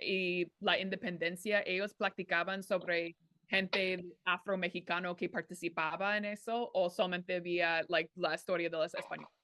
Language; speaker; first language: Spanish; non-native, fluent; English